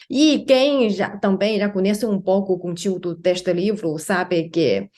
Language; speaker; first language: Portuguese; non-native, fluent; Chinese